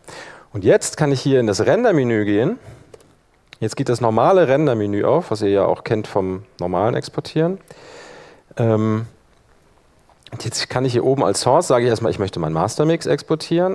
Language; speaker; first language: German; native; German